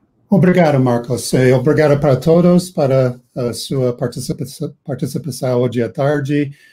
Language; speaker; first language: Portuguese; non-native, learner; English